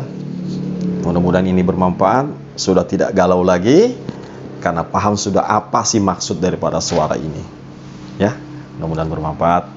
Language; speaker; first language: Indonesian; native; Indonesian